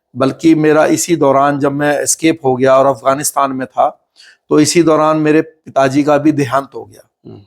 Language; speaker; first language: Hindi; native; Hindi